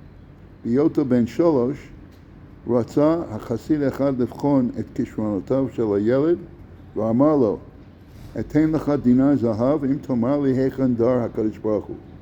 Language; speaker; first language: Hebrew; non-native, fluent; English